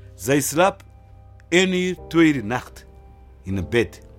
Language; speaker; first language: Dutch; non-native, learner; Rundi